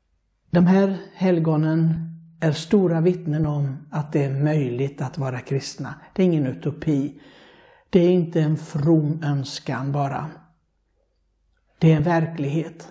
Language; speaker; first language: Swedish; non-native, fluent; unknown